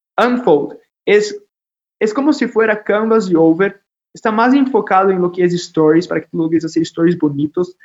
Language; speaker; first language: Spanish; non-native, fluent; Portuguese